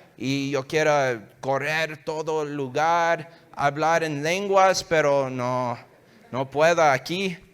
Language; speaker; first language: Spanish; early bilingual, heritage; English